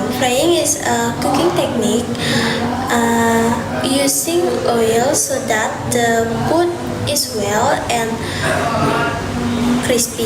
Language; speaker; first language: English; non-native, learner; Indonesian